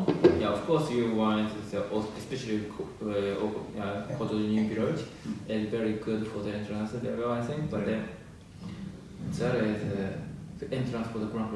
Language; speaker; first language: English; non-native, learner; Japanese